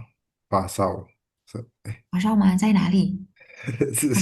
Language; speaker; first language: Chinese; non-native, learner; Indonesian